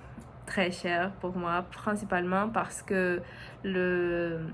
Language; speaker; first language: French; non-native, learner; Portuguese